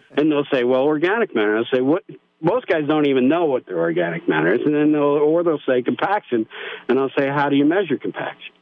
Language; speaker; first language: English; native; English